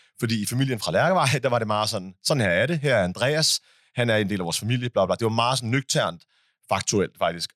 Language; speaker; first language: Danish; early bilingual, other home language; Arabic